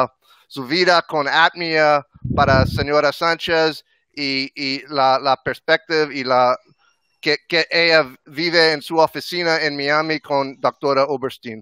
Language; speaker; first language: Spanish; non-native, learner; English